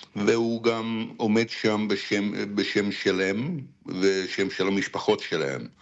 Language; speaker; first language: Hebrew; non-native, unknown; Dutch